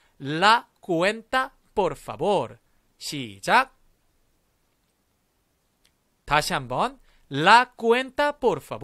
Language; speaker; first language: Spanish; non-native, fluent; Korean